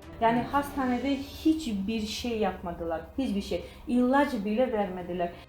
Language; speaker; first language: Turkish; non-native, learner; Georgian